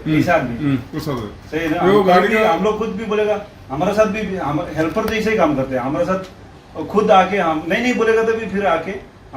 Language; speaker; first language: Hindi; non-native, learner; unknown